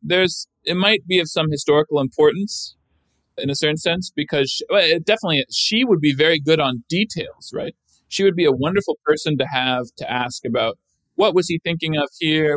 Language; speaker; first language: English; native; English